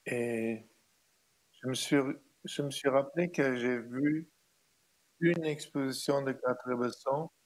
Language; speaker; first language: French; non-native, fluent; German